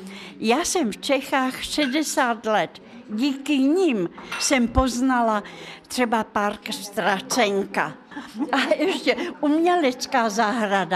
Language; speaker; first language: Czech; non-native, fluent; Russian